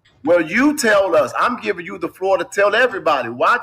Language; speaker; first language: English; native; English